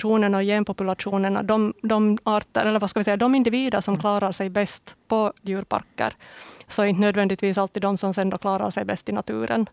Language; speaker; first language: Swedish; native; Swedish